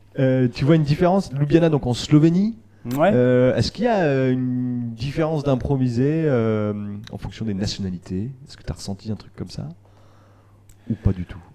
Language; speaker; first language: French; native; French